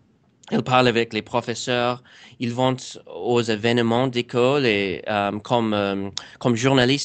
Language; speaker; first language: French; non-native, fluent; English